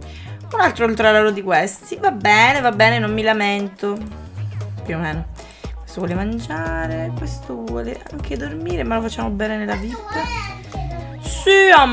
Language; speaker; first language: Italian; native; Italian